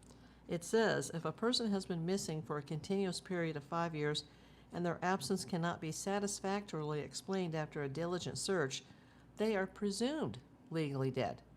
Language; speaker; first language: English; native; English